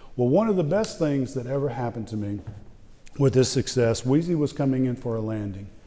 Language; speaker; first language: English; native; English